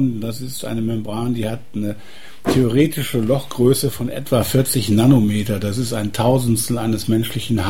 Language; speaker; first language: German; native; German